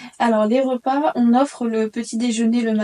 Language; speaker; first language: French; native; French